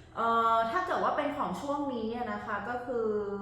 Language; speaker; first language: Thai; native; Thai